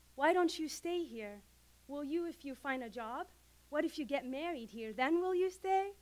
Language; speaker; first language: English; non-native, fluent; Arabic